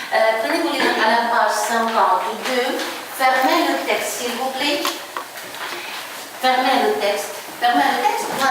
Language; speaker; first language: French; non-native, fluent; Ukrainian